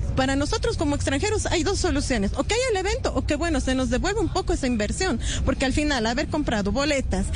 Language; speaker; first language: Spanish; native; Spanish